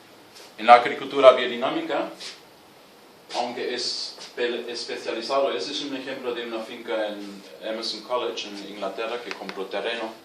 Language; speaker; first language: Spanish; non-native, fluent; German